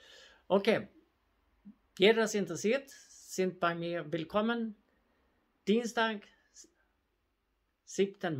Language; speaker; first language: German; non-native, learner; Swedish